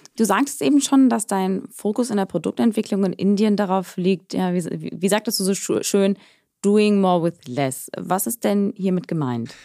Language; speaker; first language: German; native; German